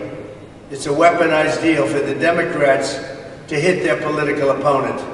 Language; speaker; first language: English; native; English